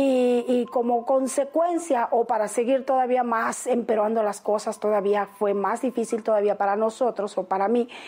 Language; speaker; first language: Spanish; native; Spanish